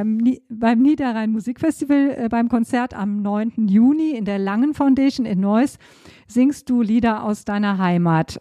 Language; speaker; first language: German; native; German